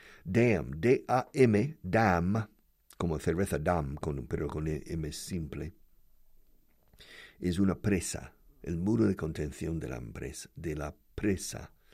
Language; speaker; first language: Spanish; non-native, fluent; English